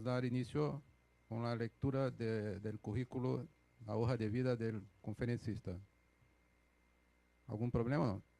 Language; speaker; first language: Spanish; non-native, fluent; Portuguese